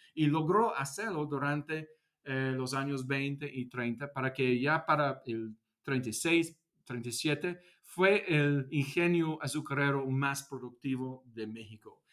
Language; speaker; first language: Spanish; non-native, fluent; English